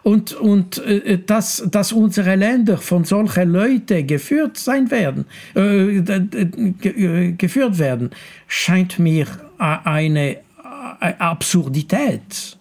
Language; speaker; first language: German; non-native, local second language; French